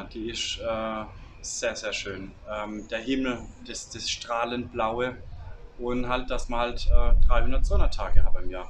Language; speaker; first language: German; native; German